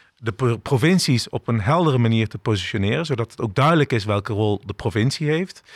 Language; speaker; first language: Dutch; early bilingual, other home language; Turkish